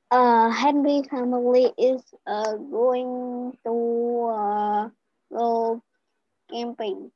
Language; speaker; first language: English; non-native, learner; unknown